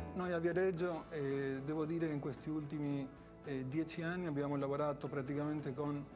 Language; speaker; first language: Italian; non-native, fluent; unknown